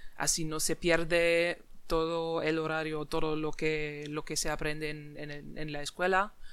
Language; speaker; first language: Spanish; non-native, fluent; German